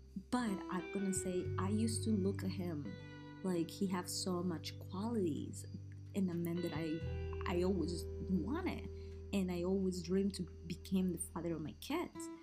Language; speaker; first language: English; non-native, learner; Spanish